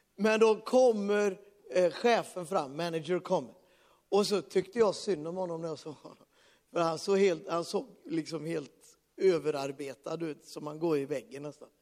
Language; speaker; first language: Swedish; native; Swedish